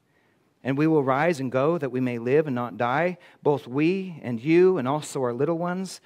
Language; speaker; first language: English; native; English